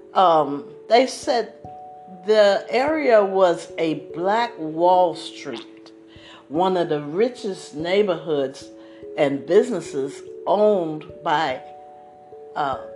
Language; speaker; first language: English; native; English